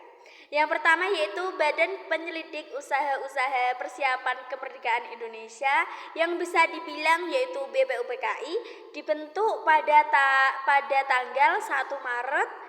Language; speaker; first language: Indonesian; native; Indonesian